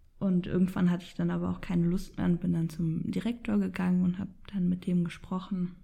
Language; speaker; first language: German; early bilingual, other home language; Polish